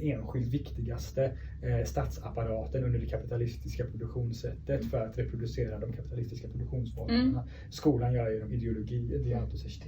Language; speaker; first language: Swedish; early bilingual, other home language; Persian